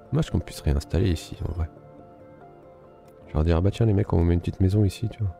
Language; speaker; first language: French; native; French